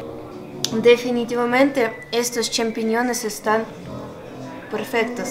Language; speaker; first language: Spanish; non-native, fluent; Ukrainian